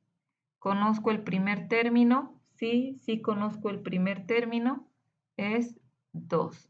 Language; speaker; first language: Spanish; native; Spanish